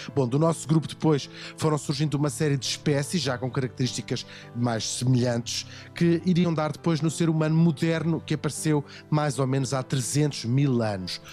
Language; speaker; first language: Portuguese; native; Portuguese